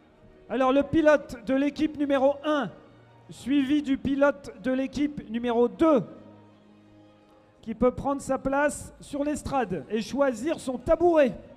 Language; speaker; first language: French; native; French